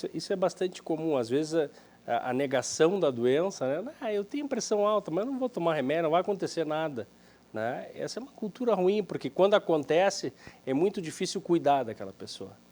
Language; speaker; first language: Portuguese; native; Portuguese